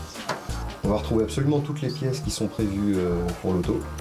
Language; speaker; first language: French; native; French